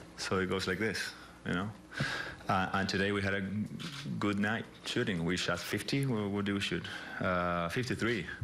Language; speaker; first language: English; non-native, fluent; Spanish